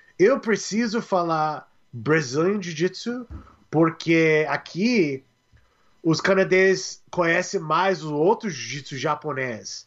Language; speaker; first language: Portuguese; non-native, learner; English